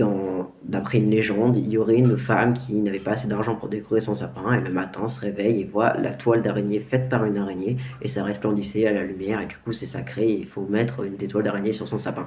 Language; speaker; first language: French; native; French